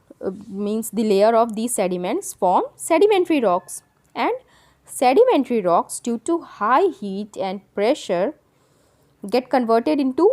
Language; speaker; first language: English; non-native, local second language; Hindi